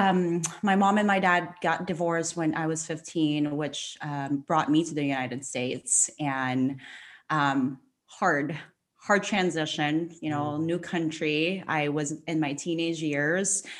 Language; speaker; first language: English; non-native, local second language; Filipino